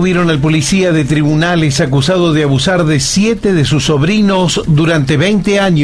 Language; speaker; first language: Spanish; native; Spanish